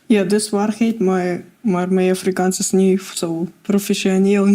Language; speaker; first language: Afrikaans; non-native, fluent; Russian